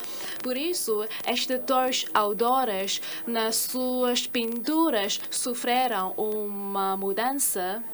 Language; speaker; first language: Portuguese; non-native, fluent; Chinese